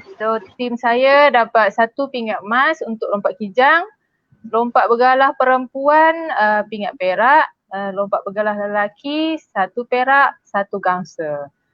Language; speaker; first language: Malay; native; Malay